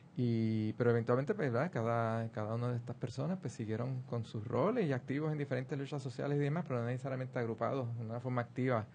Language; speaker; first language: Spanish; native; Spanish